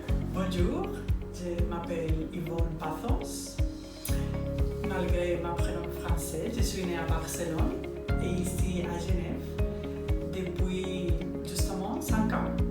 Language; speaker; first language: French; non-native, fluent; Spanish